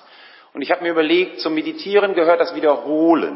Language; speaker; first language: German; native; German